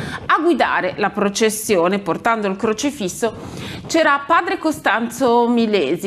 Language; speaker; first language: Italian; native; Italian